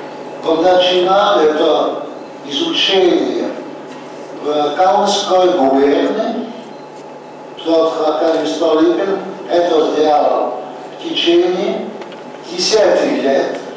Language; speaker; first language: Russian; early bilingual, heritage; Russian